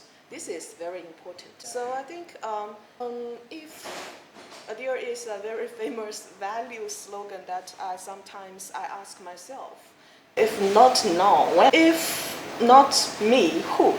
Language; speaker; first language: English; non-native, fluent; Chinese